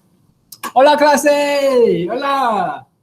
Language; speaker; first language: Spanish; non-native, fluent; English